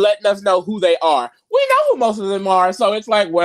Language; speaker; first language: English; native; English